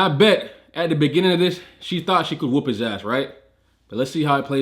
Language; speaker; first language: English; native; English